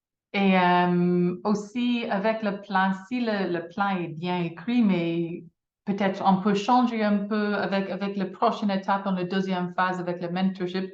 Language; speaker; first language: French; non-native, fluent; English